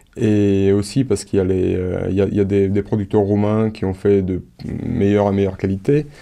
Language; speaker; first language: French; non-native, fluent; Romanian